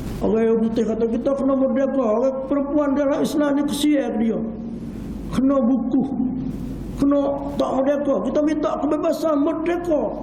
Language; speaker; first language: Malay; early bilingual, heritage; Malay